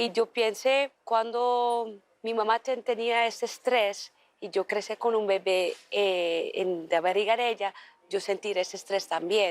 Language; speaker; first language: Spanish; early bilingual, heritage; Dutch